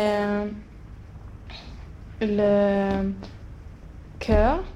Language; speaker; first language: French; non-native, learner; Swedish